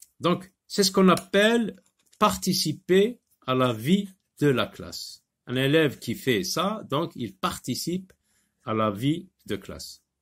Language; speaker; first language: French; non-native, local second language; Arabic